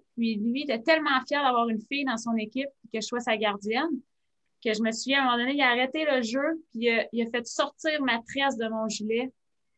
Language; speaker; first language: French; native; French